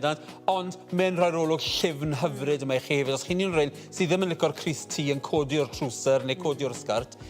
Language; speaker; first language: Welsh; native; Welsh